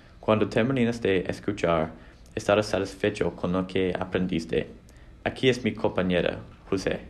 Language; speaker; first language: Spanish; non-native, learner; English